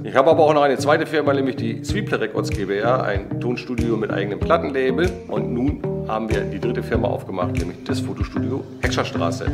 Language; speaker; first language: German; native; German